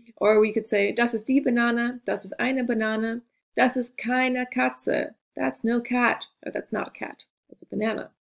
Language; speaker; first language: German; non-native, fluent; English